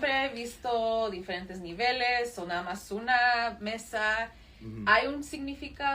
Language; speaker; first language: Spanish; early bilingual, other home language; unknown